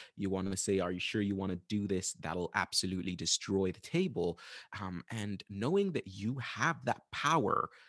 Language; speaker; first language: English; non-native, fluent; Arabic